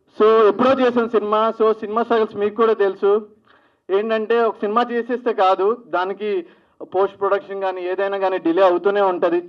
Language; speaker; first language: Telugu; native; Telugu